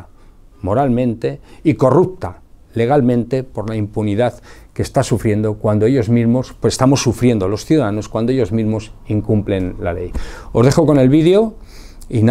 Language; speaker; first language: Spanish; native; Spanish